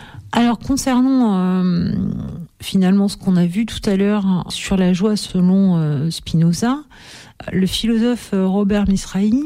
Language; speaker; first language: French; native; French